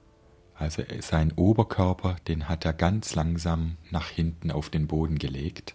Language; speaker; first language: German; native; German